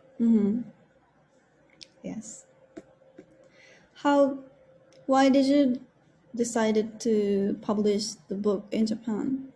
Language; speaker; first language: English; non-native, learner; Japanese